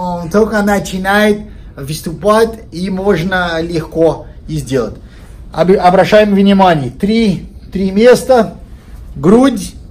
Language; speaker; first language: Russian; non-native, learner; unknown